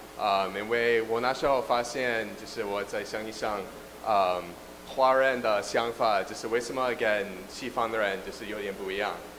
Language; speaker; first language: Chinese; non-native, learner; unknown